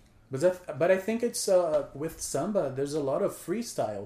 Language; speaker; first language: English; non-native, fluent; Portuguese